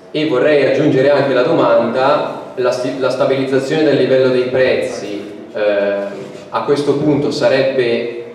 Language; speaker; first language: Italian; native; Italian